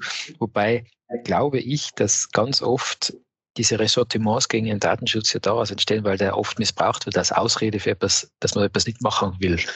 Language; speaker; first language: German; native; German